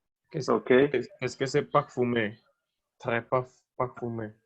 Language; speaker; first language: French; non-native, learner; Spanish